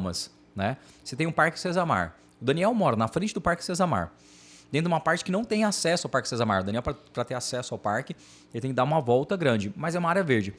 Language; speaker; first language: Portuguese; native; Portuguese